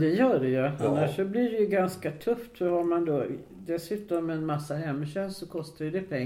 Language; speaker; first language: Swedish; native; Swedish